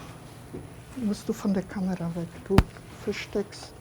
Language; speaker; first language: German; non-native, fluent; Polish